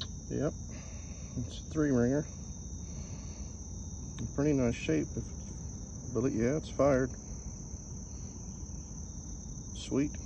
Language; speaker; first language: English; native; English